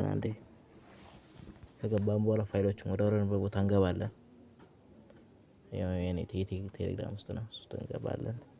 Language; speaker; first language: Amharic; native; Amharic